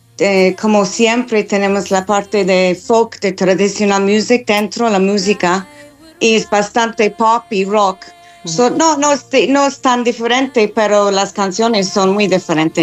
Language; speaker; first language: Spanish; non-native, fluent; English